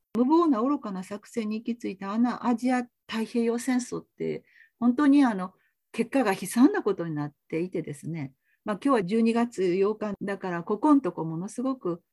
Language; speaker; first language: Japanese; native; Japanese